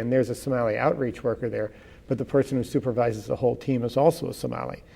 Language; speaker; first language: English; native; English